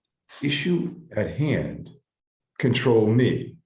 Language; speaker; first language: English; native; English